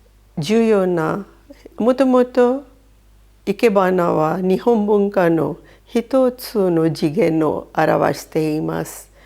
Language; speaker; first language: Japanese; non-native, fluent; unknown